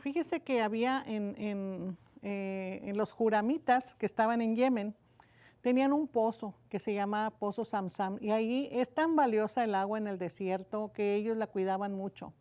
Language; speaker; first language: Spanish; native; Spanish